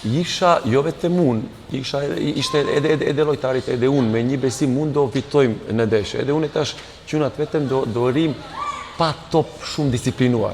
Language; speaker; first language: Albanian; non-native, learner; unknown